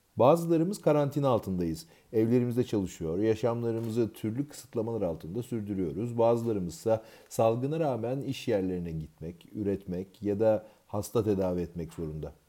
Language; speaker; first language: Turkish; native; Turkish